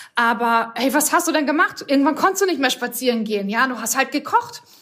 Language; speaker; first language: German; native; German